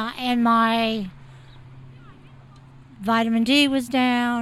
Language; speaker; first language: English; native; English